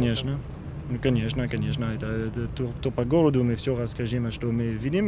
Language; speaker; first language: Russian; non-native, learner; French